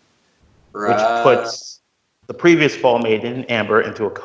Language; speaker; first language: English; native; English